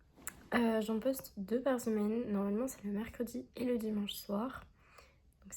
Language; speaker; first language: French; native; French